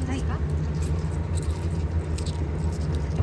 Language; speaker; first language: Japanese; non-native, learner; Korean